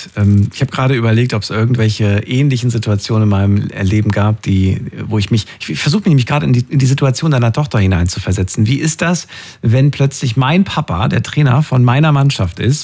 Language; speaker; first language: German; native; German